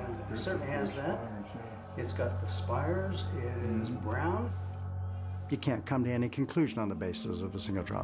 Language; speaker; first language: English; native; English